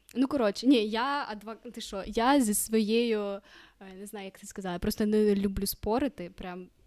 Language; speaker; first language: Ukrainian; non-native, local second language; Russian